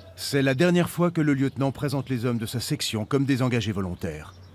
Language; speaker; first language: French; native; French